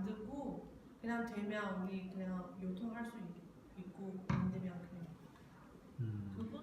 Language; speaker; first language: Korean; non-native, learner; Chinese